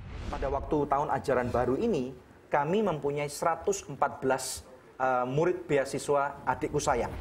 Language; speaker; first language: Indonesian; native; Indonesian